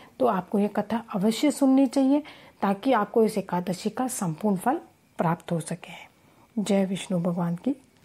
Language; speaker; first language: Hindi; native; Hindi